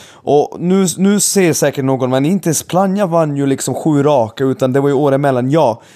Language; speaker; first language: Swedish; native; Swedish